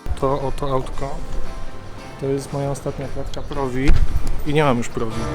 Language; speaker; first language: Polish; native; Polish